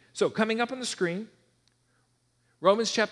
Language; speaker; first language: English; native; English